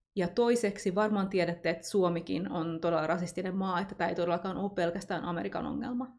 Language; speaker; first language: Finnish; native; Finnish